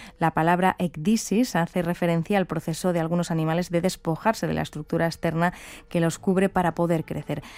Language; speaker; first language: Spanish; native; Spanish